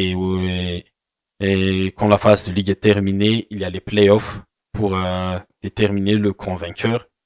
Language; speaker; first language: French; non-native, local second language; Malagasy